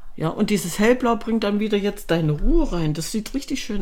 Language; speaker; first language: German; native; German